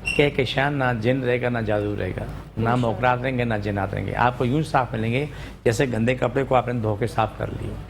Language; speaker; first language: Urdu; non-native, local second language; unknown